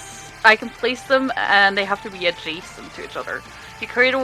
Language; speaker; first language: English; non-native, fluent; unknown